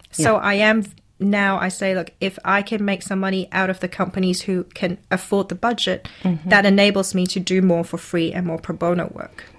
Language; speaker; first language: English; non-native, local second language; Cantonese